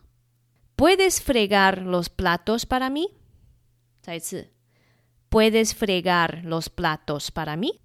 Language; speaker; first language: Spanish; non-native, fluent; Chinese